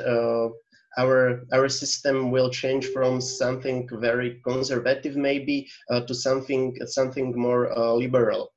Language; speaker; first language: English; non-native, fluent; Slovak